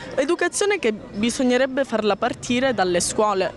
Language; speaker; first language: Italian; non-native, fluent; Ukrainian